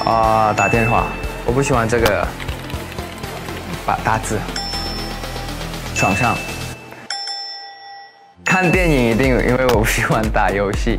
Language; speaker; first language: Chinese; non-native, fluent; Thai